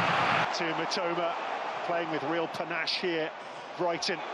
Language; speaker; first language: English; native; English